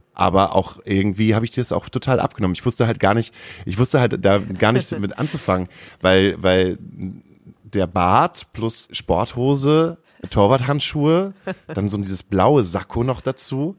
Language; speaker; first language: German; native; German